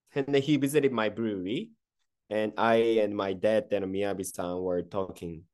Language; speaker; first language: English; non-native, fluent; Japanese